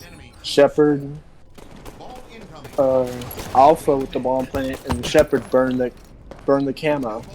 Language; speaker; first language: English; native; English